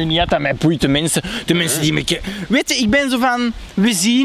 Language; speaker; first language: Dutch; native; Dutch